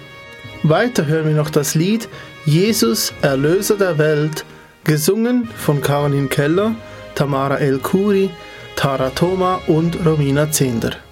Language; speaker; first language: German; native; German